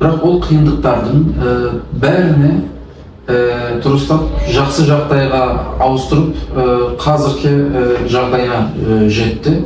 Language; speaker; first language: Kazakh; non-native, learner; Turkish